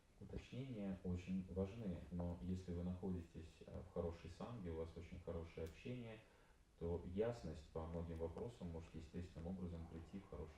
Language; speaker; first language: Russian; native; Russian